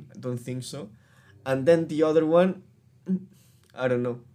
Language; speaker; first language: English; non-native, fluent; Spanish